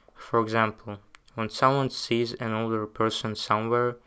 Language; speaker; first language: English; non-native, fluent; Uzbek